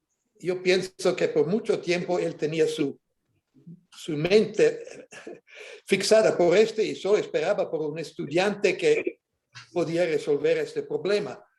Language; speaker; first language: Spanish; non-native, fluent; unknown